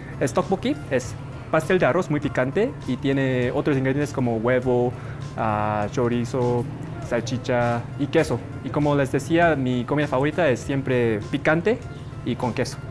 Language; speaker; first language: Spanish; non-native, fluent; Korean